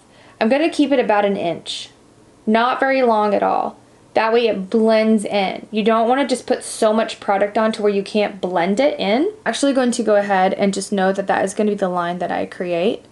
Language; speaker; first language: English; native; English